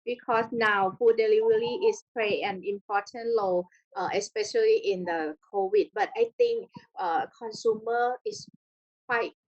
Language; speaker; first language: English; non-native, learner; Thai